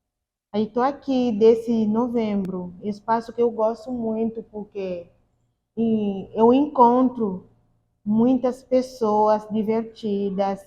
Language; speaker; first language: Portuguese; non-native, learner; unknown